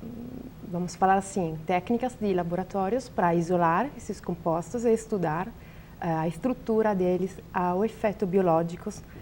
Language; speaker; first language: Portuguese; non-native, learner; Italian